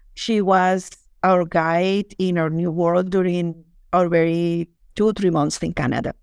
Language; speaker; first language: English; non-native, fluent; Spanish